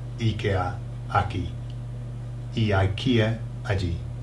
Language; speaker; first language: Spanish; non-native, fluent; English